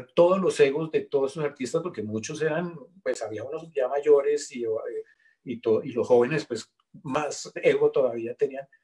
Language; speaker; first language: Spanish; native; Spanish